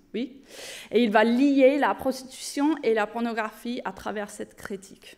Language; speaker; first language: French; non-native, fluent; English